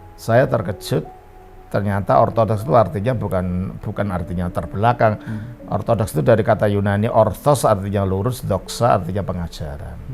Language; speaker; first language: Indonesian; native; Indonesian